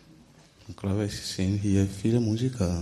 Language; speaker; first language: German; non-native, learner; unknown